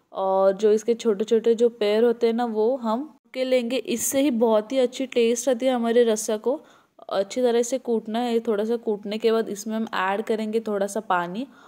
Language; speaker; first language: Hindi; native; Hindi